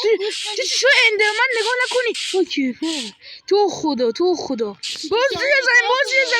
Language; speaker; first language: Persian; native; Persian